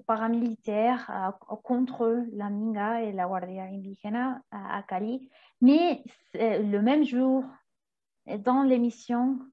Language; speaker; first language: French; non-native, fluent; Spanish